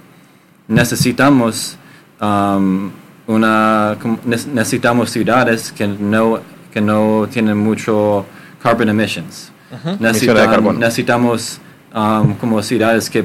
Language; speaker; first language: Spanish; non-native, learner; English